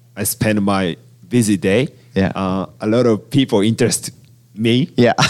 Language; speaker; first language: English; non-native, learner; Japanese